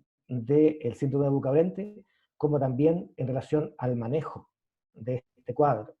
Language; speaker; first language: Spanish; native; Spanish